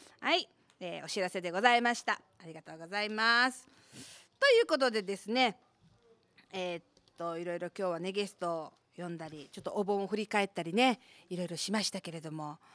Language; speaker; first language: Japanese; native; Japanese